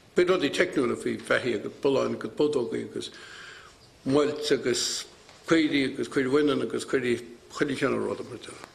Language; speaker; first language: Irish; native; Irish